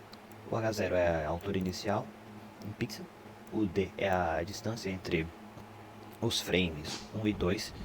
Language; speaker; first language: Portuguese; native; Portuguese